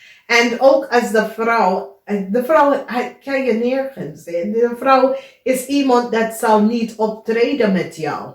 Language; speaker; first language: Dutch; non-native, learner; English